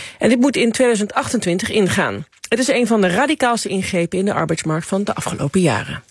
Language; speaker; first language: Dutch; native; Dutch